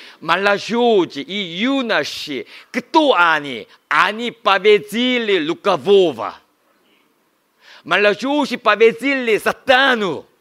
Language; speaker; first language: Russian; non-native, learner; Korean